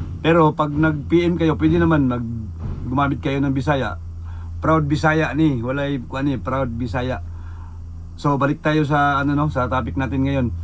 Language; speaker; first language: Filipino; non-native, local second language; Cebuano